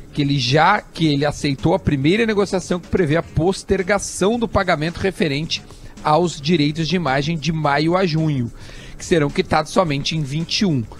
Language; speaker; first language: Portuguese; native; Portuguese